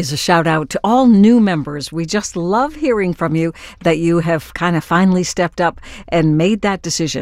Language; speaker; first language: English; native; English